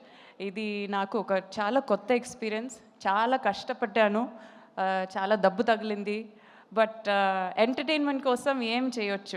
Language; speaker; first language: Telugu; non-native, local second language; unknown